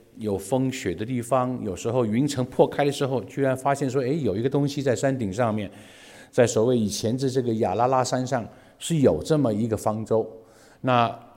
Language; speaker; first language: Chinese; native; Chinese